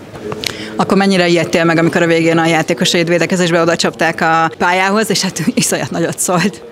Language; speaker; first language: Hungarian; native; Hungarian